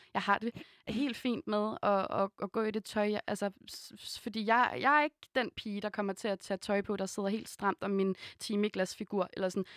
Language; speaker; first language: Danish; native; Danish